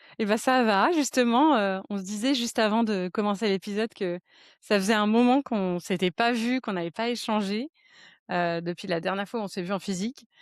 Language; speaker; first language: French; native; French